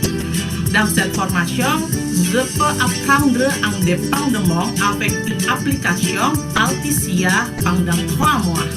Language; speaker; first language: French; non-native, fluent; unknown